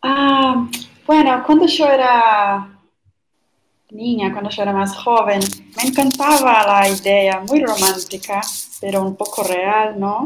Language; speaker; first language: Spanish; non-native, fluent; Portuguese